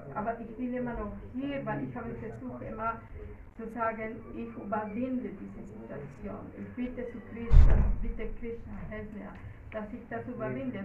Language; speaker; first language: German; non-native, learner; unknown